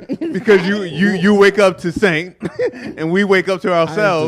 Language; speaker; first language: English; native; English